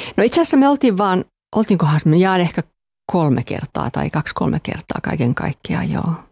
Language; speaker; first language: Finnish; non-native, local second language; Swedish